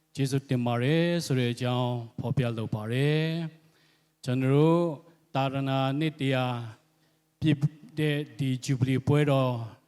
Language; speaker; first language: Burmese; non-native, local second language; Lahu